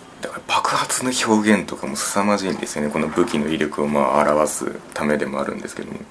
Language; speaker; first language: Japanese; native; Japanese